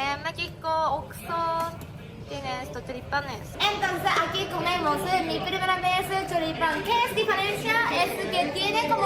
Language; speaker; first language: Spanish; non-native, learner; Japanese